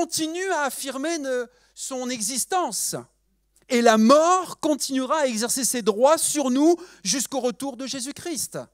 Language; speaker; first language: French; native; French